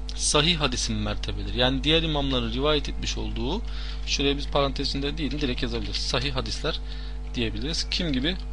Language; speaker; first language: Turkish; non-native, fluent; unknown